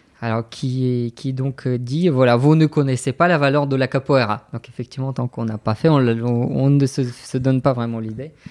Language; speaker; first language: French; non-native, fluent; Bulgarian